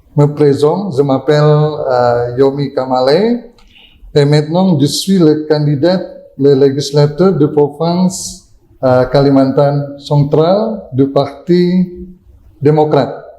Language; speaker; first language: French; non-native, learner; Indonesian